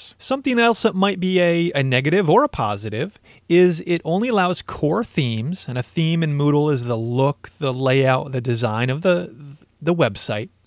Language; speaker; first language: English; native; English